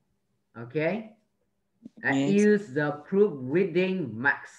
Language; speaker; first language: English; non-native, learner; Vietnamese